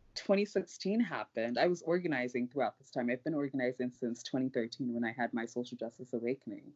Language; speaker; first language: English; non-native, local second language; Yoruba